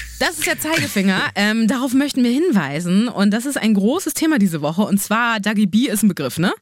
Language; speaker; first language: German; native; German